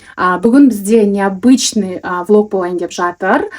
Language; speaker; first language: Russian; non-native, local second language; Kazakh